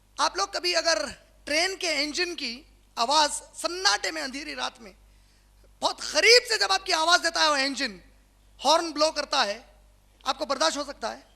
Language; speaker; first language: Hindi; non-native, local second language; Urdu